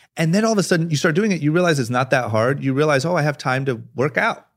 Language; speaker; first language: English; native; English